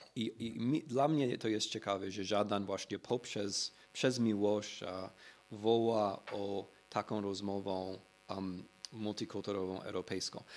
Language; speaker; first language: Polish; non-native, fluent; English